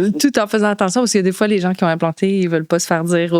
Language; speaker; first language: French; native; French